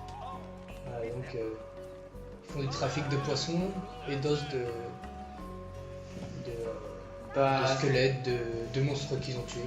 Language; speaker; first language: French; native; French